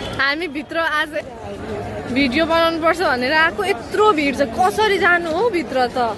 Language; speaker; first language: Nepali; non-native, local second language; Maithili